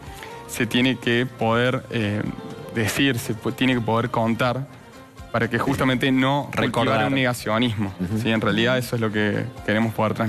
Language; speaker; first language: Spanish; native; Spanish